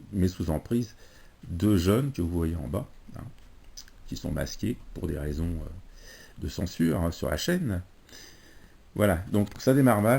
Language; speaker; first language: French; native; French